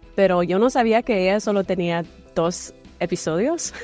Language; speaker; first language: Spanish; early bilingual, other home language; English